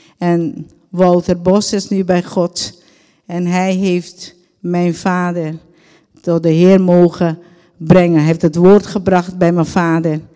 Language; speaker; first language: Dutch; non-native, local second language; Papiamento